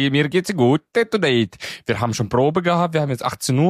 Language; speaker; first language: German; native; German